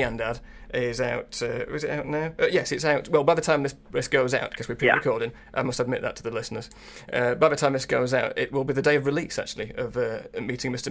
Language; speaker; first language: English; native; English